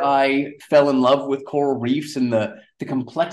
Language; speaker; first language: English; native; English